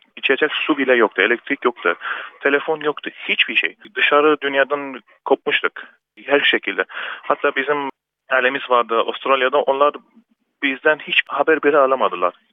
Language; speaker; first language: Turkish; early bilingual, heritage; Turkish